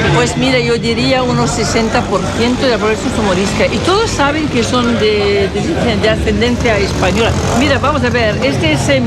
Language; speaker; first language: Spanish; non-native, fluent; Arabic